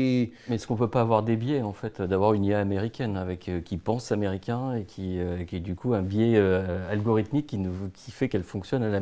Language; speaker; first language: French; native; French